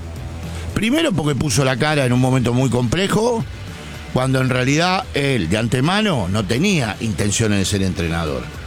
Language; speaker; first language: Spanish; native; Spanish